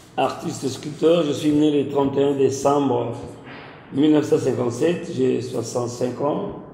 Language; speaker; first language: French; non-native, local second language; Lingala